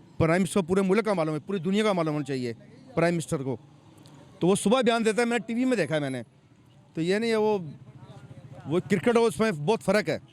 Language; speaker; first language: Urdu; non-native, local second language; Punjabi